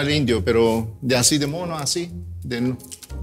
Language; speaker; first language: Spanish; early bilingual, heritage; Spanish